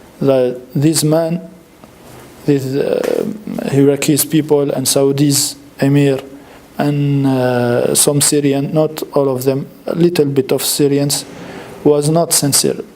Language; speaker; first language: English; non-native, fluent; French